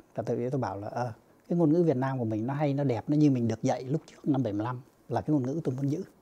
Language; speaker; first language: Vietnamese; native; Vietnamese